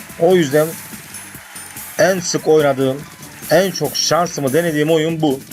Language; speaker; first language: Turkish; native; Turkish